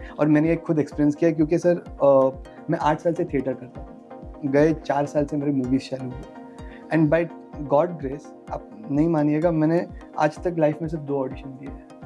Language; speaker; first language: Hindi; non-native, local second language; Marathi